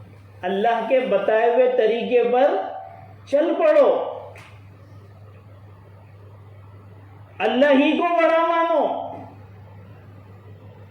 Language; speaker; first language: Urdu; native; Urdu